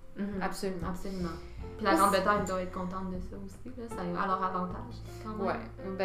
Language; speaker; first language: French; native; French